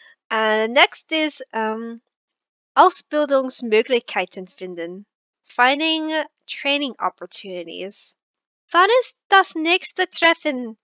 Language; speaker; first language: German; non-native, learner; English